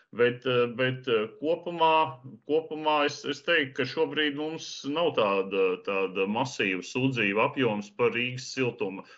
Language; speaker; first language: Latvian; non-native, local second language; Russian